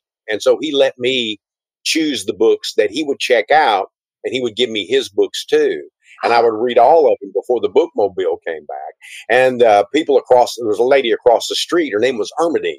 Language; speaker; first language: English; native; English